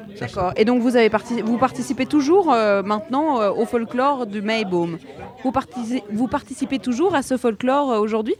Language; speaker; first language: French; native; French